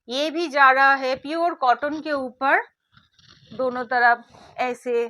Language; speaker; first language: Hindi; non-native, local second language; Bangla